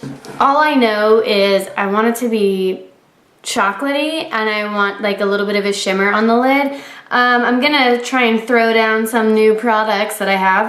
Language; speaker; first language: English; native; English